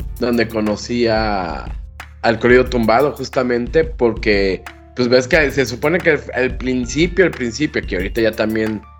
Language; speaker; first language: Spanish; native; Spanish